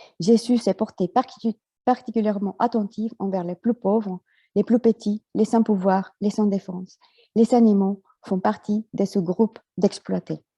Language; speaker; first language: French; non-native, fluent; Spanish